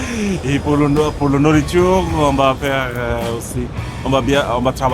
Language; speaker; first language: French; non-native, learner; Bangla